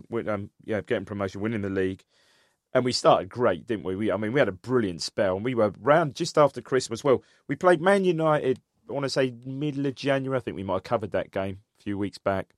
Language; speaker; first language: English; native; English